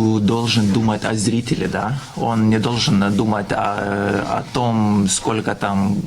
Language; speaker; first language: Russian; non-native, fluent; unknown